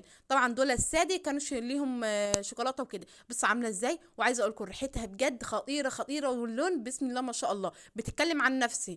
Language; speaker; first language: Arabic; native; Arabic